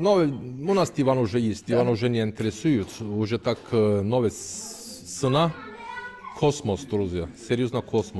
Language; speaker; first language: Russian; non-native, learner; Turkish